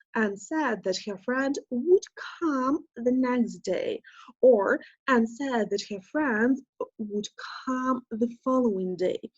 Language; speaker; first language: English; non-native, fluent; Russian